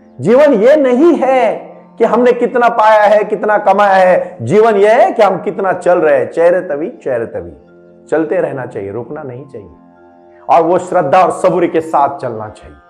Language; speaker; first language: Hindi; non-native, local second language; Marathi